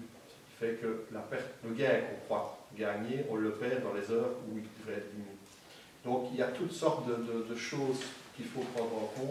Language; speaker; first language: French; native; French